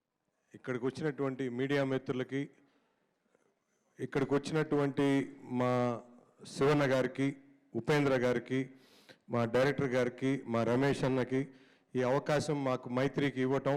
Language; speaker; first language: Telugu; native; Telugu